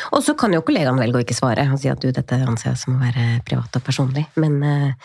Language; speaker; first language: Norwegian; native; Norwegian